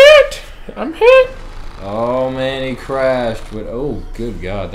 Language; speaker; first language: English; native; English